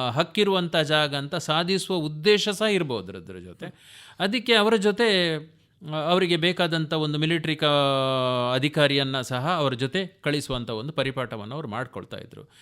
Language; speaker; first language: Kannada; non-native, local second language; Tulu